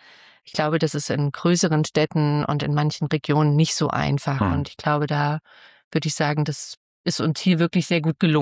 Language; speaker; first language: German; native; German